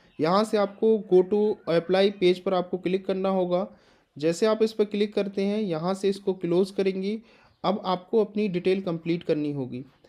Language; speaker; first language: Hindi; native; Hindi